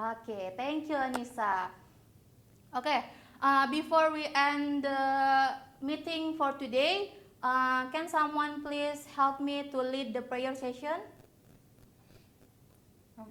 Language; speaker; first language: English; non-native, learner; Indonesian